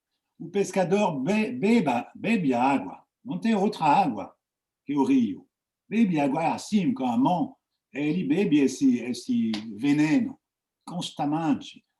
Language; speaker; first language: Portuguese; non-native, fluent; French